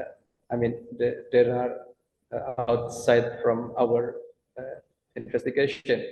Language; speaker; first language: English; non-native, fluent; Banjar